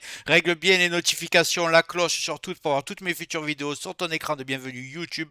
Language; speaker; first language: French; native; French